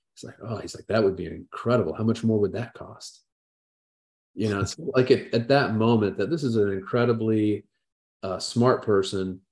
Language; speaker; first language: English; native; English